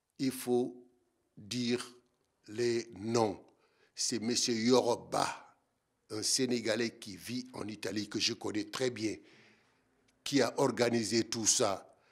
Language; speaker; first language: French; non-native, local second language; Wolof